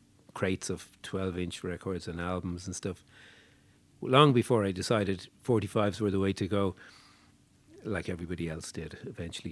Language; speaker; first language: English; native; English